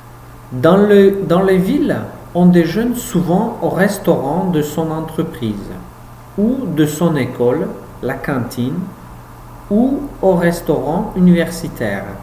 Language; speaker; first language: French; non-native, fluent; Uzbek